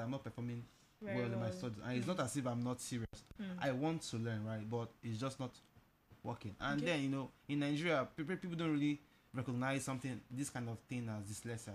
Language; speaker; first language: English; non-native, local second language; Igbo